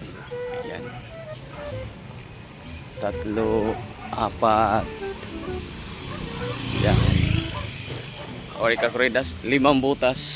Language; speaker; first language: Filipino; native; Filipino